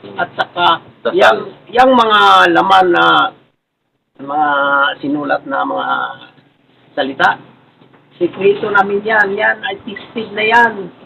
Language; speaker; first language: Filipino; non-native, local second language; Cebuano